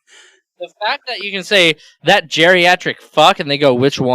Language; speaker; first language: English; native; English